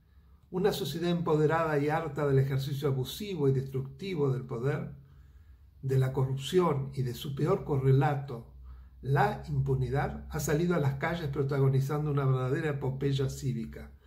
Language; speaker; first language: Spanish; native; Spanish